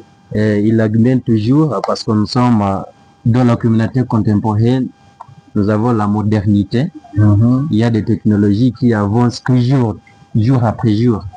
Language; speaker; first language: French; non-native, learner; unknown